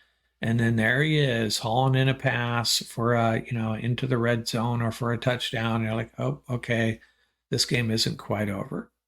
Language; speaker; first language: English; native; English